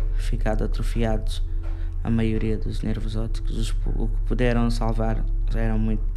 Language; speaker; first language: Portuguese; native; Portuguese